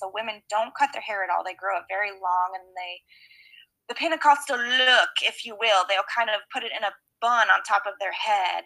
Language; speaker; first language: English; native; English